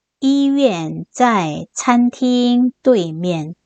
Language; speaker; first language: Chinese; non-native, fluent; Korean